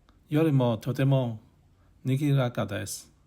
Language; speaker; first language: Japanese; non-native, learner; English